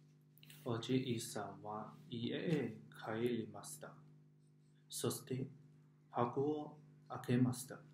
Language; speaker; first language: Japanese; non-native, learner; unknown